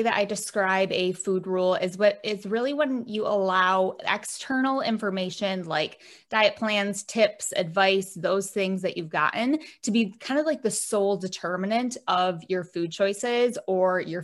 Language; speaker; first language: English; native; English